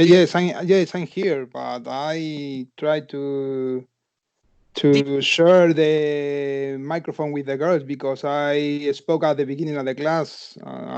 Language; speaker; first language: English; non-native, fluent; Spanish